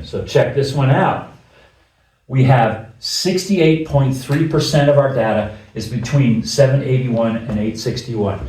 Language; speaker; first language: English; native; English